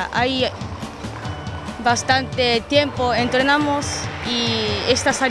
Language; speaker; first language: Spanish; non-native, learner; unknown